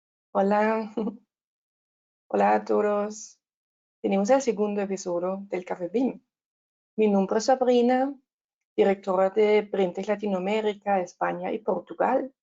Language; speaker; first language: Spanish; non-native, learner; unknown